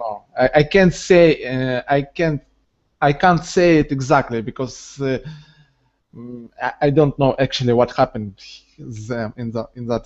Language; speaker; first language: English; non-native, learner; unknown